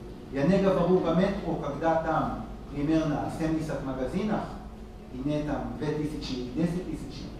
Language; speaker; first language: Russian; non-native, learner; Hebrew